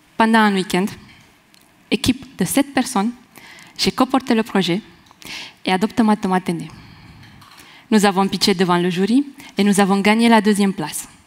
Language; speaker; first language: French; non-native, fluent; Romanian